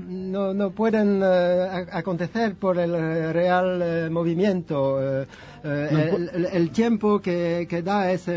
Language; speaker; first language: Spanish; non-native, fluent; French